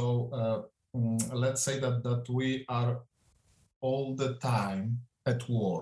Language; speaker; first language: English; non-native, fluent; Polish